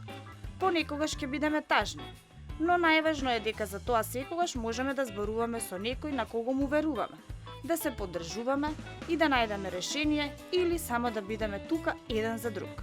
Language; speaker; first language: Macedonian; native; Macedonian